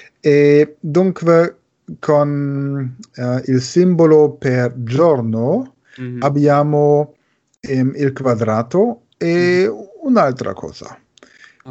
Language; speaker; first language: Italian; non-native, learner; German